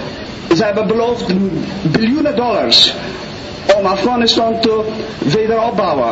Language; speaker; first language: Dutch; non-native, fluent; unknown